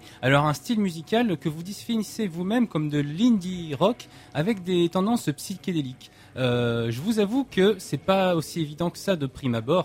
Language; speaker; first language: French; native; French